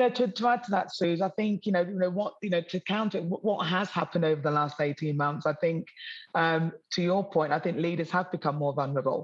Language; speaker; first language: English; native; English